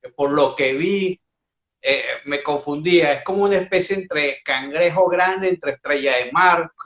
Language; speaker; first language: Spanish; native; Spanish